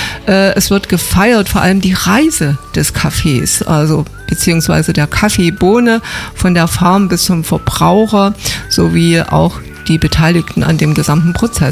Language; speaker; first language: German; native; German